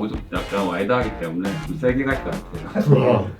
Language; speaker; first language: Korean; native; Korean